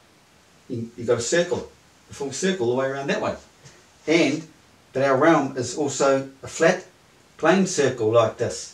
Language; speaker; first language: English; native; English